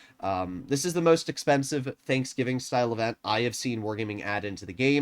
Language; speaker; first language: English; native; English